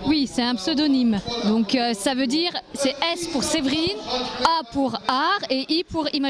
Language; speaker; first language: French; native; French